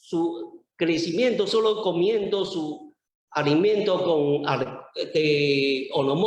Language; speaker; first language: Spanish; non-native, learner; Chinese